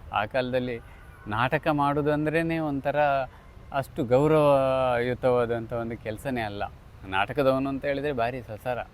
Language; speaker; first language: Kannada; non-native, local second language; Tulu